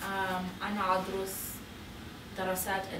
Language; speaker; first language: Arabic; non-native, learner; English